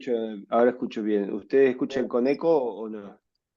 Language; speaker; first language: Spanish; native; Spanish